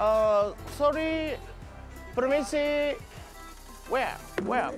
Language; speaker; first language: English; non-native, learner; Indonesian